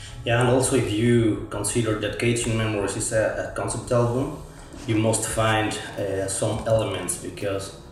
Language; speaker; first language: English; non-native, local second language; Spanish